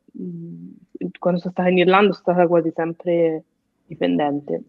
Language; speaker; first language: Italian; native; Italian